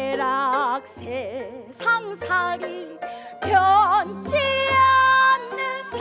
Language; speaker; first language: Korean; native; Korean